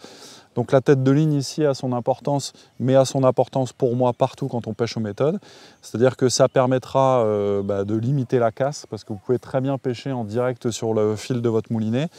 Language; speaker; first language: French; native; French